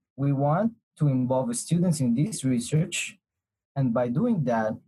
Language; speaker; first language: English; non-native, fluent; Spanish